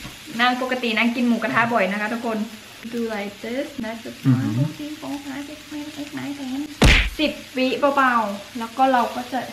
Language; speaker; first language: Thai; native; Thai